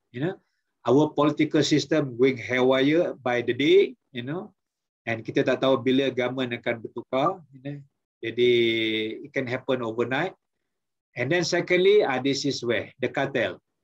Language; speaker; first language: English; non-native, local second language; Malay